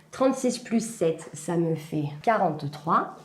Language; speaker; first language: French; native; French